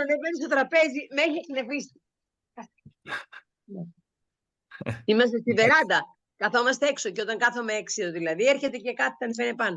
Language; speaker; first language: Greek; native; Greek